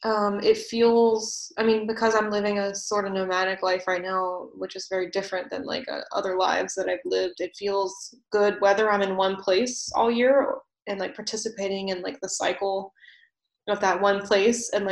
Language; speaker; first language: English; native; English